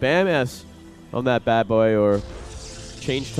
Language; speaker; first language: English; native; English